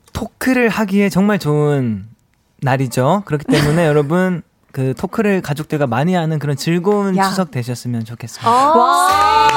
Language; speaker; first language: Korean; native; Korean